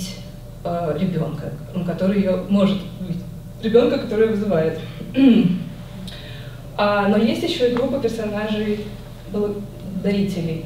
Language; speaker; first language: Russian; native; Russian